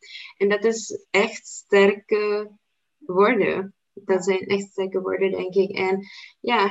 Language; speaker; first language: Dutch; non-native, learner; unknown